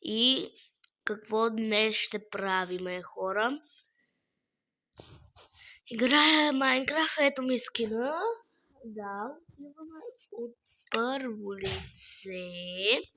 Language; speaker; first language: Bulgarian; native; Bulgarian